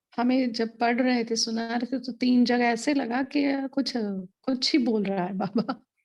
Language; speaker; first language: Hindi; native; Hindi